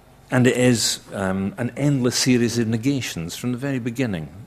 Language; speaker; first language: English; native; English